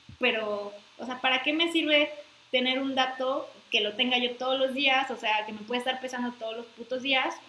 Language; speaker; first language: Spanish; native; Spanish